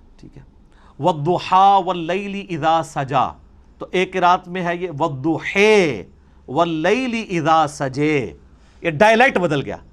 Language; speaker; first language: Urdu; non-native, local second language; Punjabi